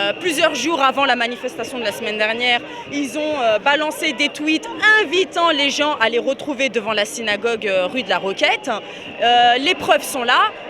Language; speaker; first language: French; native; French